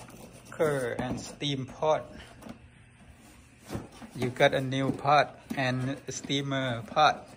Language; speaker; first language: English; non-native, learner; Thai